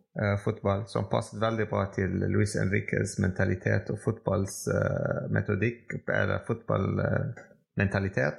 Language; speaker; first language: Norwegian; non-native, fluent; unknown